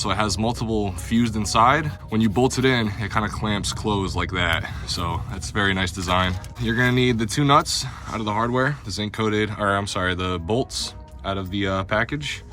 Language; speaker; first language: English; native; English